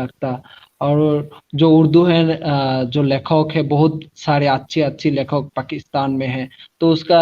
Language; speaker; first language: Hindi; non-native, learner; Bangla